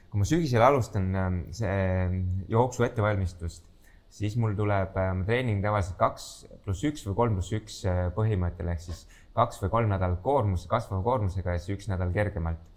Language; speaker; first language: Estonian; native; Estonian